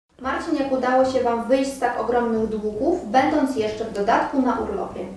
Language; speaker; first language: Polish; native; Polish